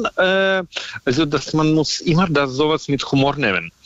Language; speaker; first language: German; non-native, fluent; Russian